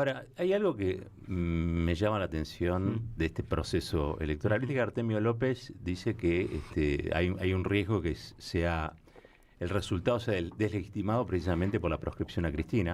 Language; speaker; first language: Spanish; native; Spanish